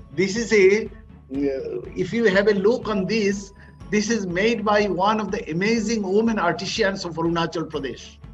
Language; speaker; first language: English; non-native, local second language; Bangla